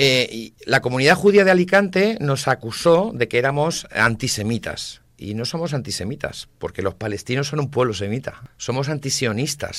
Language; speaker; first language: Spanish; native; Spanish